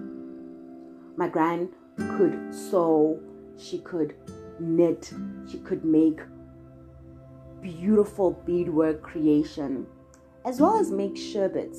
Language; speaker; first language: English; non-native, local second language; Zulu